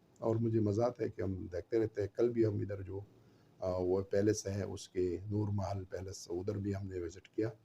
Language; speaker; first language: Urdu; non-native, local second language; Pashto